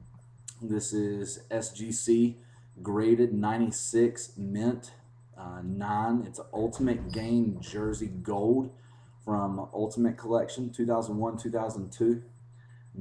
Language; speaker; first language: English; native; English